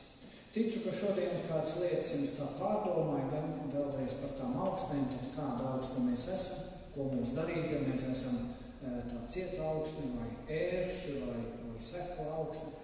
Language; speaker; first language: Latvian; native; Latvian